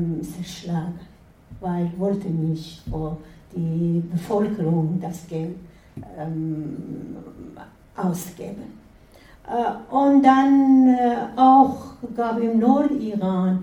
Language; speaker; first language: German; non-native, fluent; Persian